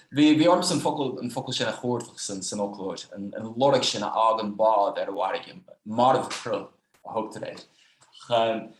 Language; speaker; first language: Irish; non-native, fluent; Dutch